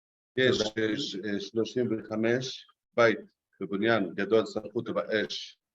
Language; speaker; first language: Hebrew; non-native, local second language; Arabic